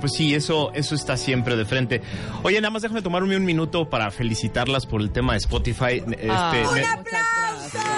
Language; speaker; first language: Spanish; native; Spanish